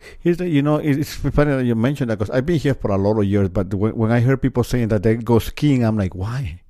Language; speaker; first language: English; non-native, fluent; Spanish